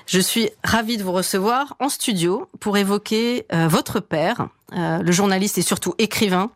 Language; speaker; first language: French; native; French